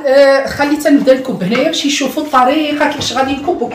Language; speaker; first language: Arabic; native; Arabic